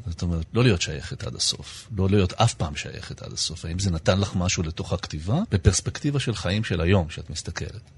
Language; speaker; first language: Hebrew; native; Hebrew